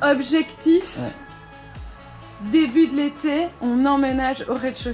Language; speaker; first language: French; native; French